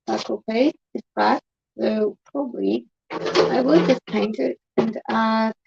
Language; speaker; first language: English; non-native, fluent; Polish